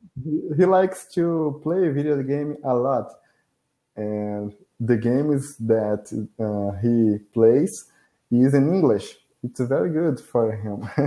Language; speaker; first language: English; non-native, learner; Portuguese